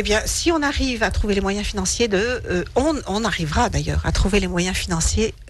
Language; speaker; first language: French; native; French